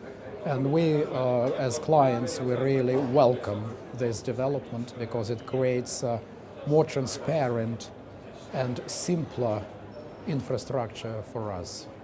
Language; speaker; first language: English; non-native, fluent; Russian